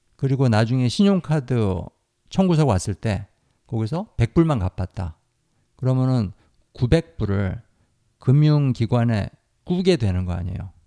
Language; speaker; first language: Korean; native; Korean